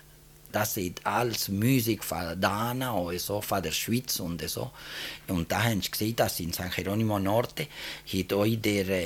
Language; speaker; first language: German; early bilingual, heritage; German